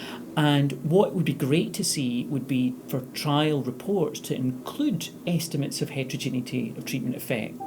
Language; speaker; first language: English; native; English